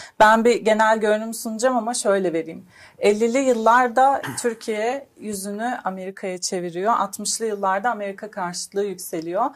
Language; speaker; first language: Turkish; native; Turkish